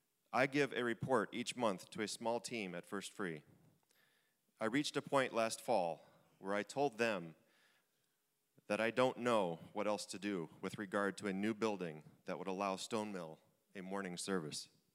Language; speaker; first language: English; native; English